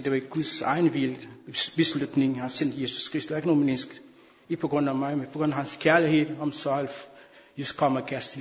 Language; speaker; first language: Danish; non-native, fluent; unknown